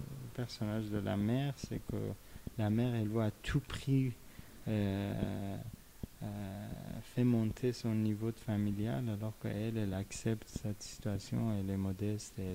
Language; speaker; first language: French; non-native, fluent; Persian